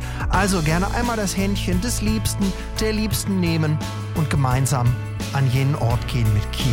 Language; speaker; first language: German; native; German